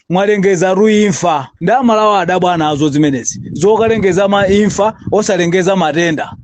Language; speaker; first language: Nyanja; native; Nyanja